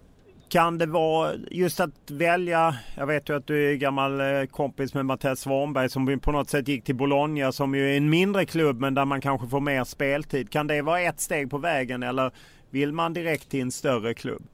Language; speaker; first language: Swedish; native; Swedish